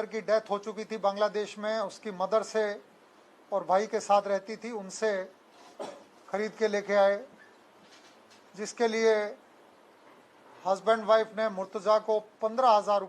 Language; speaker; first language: Hindi; non-native, local second language; Gujarati